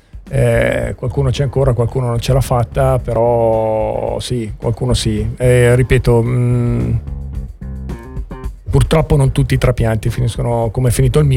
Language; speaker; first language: Italian; native; Italian